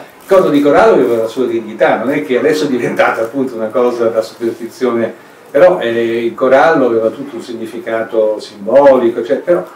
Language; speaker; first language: Italian; native; Italian